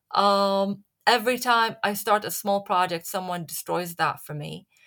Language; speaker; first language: English; non-native, fluent; Arabic